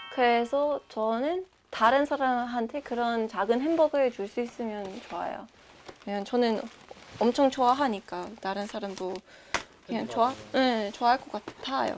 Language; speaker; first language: Korean; non-native, fluent; English